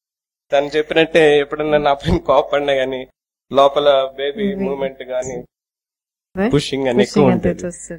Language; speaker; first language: Telugu; native; Telugu